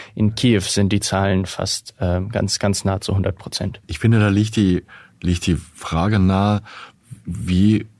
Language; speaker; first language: German; non-native, fluent; Ukrainian